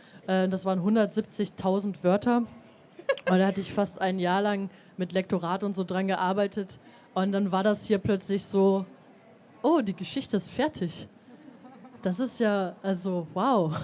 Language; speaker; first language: German; native; German